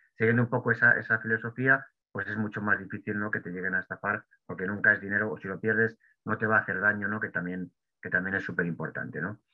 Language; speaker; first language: Spanish; native; Spanish